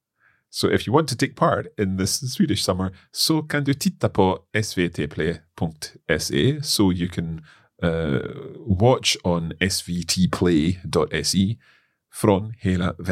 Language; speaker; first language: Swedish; non-native, learner; English